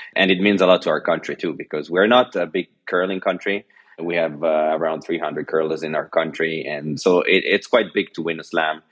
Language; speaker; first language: English; non-native, fluent; French